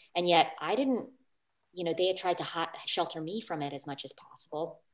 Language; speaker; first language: English; native; English